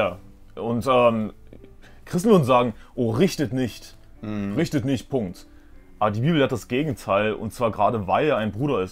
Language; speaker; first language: German; native; German